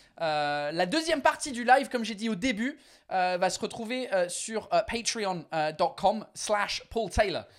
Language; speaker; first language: French; non-native, fluent; English